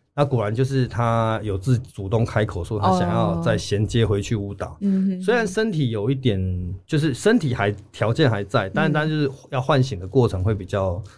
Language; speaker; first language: Chinese; non-native, local second language; Min Nan Chinese